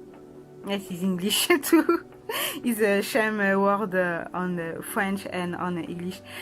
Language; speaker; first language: English; non-native, learner; French